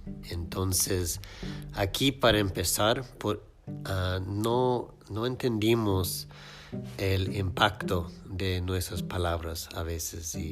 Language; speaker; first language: Spanish; non-native, fluent; English